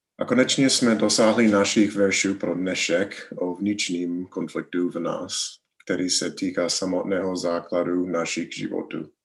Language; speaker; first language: Czech; non-native, learner; English